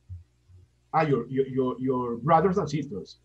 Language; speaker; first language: English; non-native, fluent; Spanish